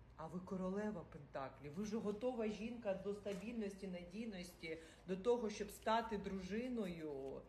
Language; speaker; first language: Ukrainian; non-native, local second language; Russian